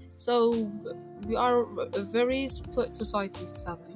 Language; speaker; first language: English; non-native, fluent; Arabic